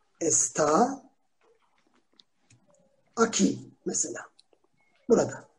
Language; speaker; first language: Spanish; non-native, fluent; Turkish